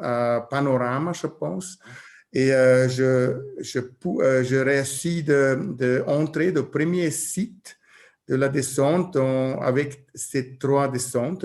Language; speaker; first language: French; non-native, learner; German